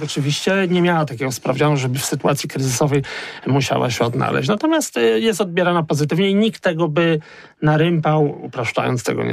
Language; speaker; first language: Polish; native; Polish